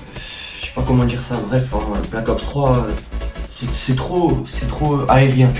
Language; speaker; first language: French; native; French